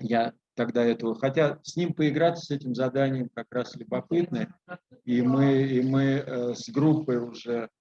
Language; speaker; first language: Russian; native; Russian